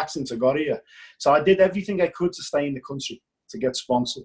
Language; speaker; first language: English; native; English